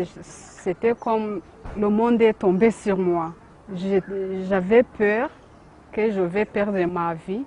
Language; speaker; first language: French; non-native, learner; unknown